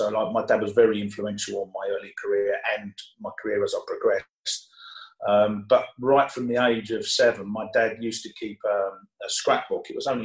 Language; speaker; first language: English; native; English